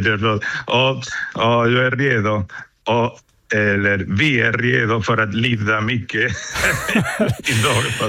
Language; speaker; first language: Swedish; non-native, learner; Spanish